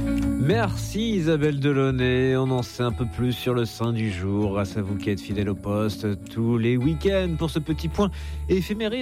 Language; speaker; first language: French; native; French